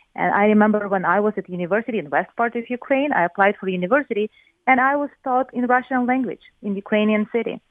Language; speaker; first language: English; non-native, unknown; Ukrainian